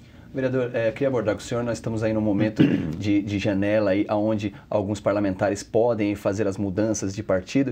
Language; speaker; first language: Portuguese; native; Portuguese